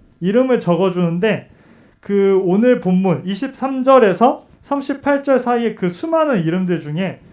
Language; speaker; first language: Korean; native; Korean